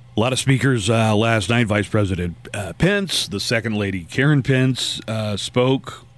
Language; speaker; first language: English; native; English